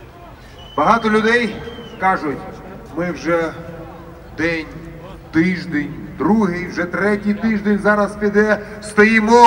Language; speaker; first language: Ukrainian; non-native, local second language; Russian